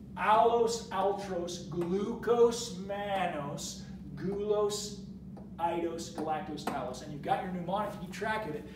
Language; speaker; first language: English; native; English